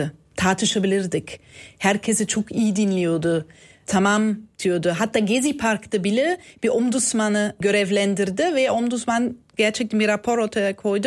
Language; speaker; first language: Turkish; non-native, fluent; German